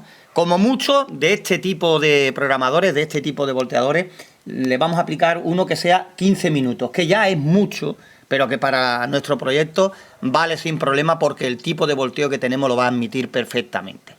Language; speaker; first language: Spanish; native; Spanish